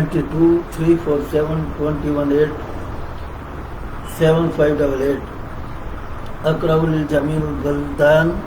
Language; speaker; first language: Arabic; non-native, learner; Urdu